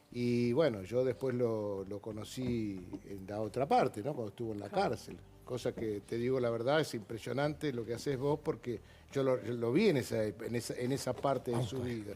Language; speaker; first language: Spanish; native; Spanish